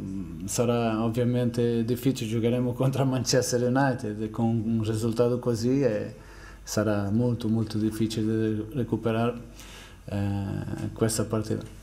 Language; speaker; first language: Italian; non-native, fluent; Portuguese